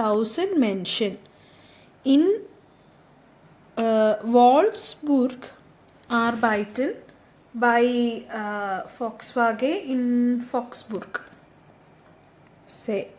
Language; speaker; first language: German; non-native, fluent; Malayalam